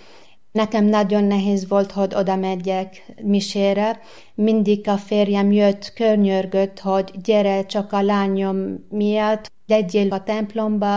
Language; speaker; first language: Hungarian; non-native, learner; Arabic